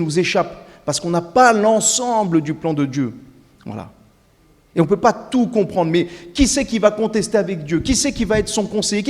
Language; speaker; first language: French; native; French